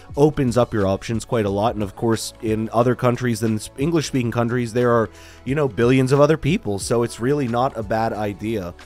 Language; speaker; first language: English; native; English